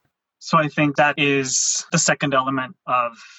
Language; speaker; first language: English; non-native, local second language; Sinhala